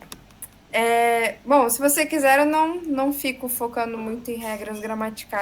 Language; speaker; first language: Portuguese; native; Portuguese